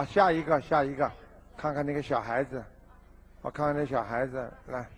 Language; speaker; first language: Chinese; native; Chinese